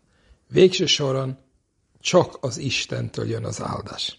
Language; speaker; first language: Hungarian; non-native, fluent; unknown